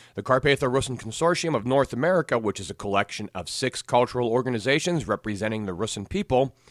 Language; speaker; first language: English; native; English